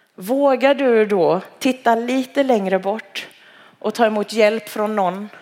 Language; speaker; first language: Swedish; early bilingual, other home language; Cantonese